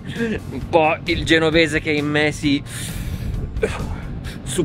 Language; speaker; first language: Italian; native; Italian